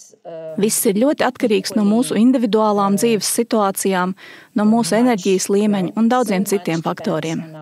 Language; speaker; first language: Latvian; native; Latvian